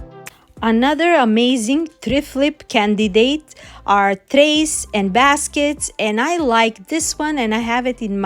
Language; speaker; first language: English; non-native, fluent; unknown